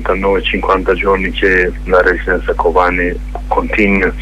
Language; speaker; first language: Italian; non-native, learner; Kurdish